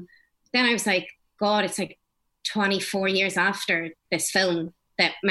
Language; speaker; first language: English; native; English